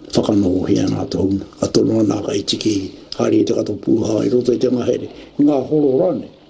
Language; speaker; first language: Māori; native; Māori